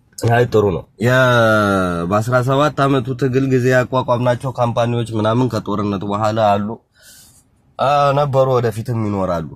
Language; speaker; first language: Amharic; non-native, local second language; Tigrinya